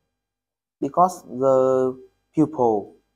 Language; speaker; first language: English; non-native, learner; Vietnamese